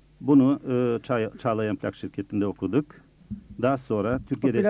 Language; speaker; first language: Turkish; early bilingual, other home language; Bosnian